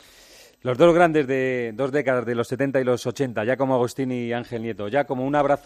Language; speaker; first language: Spanish; native; Spanish